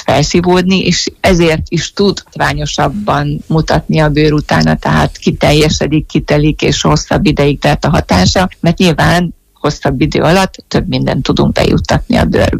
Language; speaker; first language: Hungarian; native; Hungarian